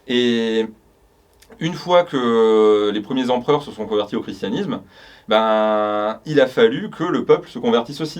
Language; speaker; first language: French; native; French